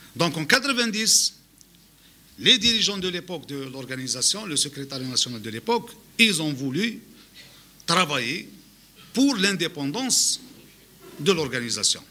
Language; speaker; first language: French; non-native, local second language; Arabic